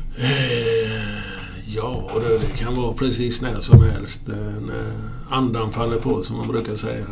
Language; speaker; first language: Swedish; native; Swedish